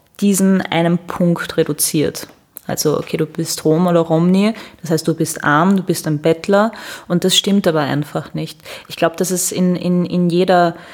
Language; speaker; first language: German; native; German